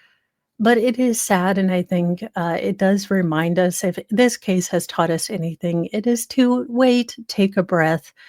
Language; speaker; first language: English; native; English